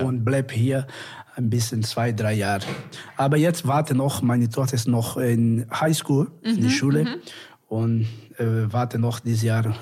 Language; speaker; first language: German; non-native, learner; Portuguese